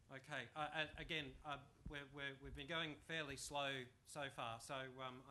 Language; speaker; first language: English; native; English